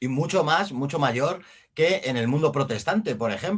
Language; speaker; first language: Spanish; native; Spanish